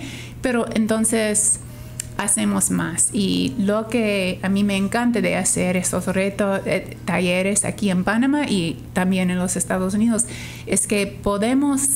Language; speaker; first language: Spanish; non-native, fluent; English